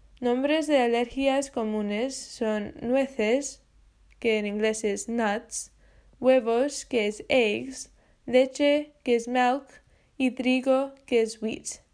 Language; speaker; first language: Spanish; non-native, learner; English